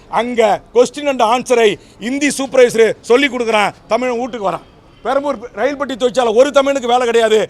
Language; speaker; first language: Tamil; native; Tamil